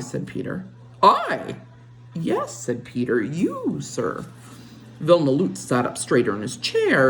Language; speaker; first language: English; native; English